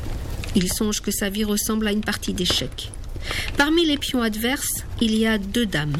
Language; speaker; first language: French; native; French